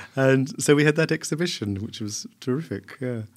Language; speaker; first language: English; native; English